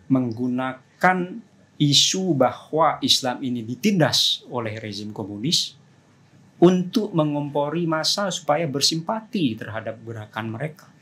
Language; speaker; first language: Indonesian; non-native, local second language; Madurese